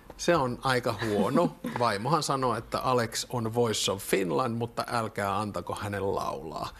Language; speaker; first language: Finnish; native; Finnish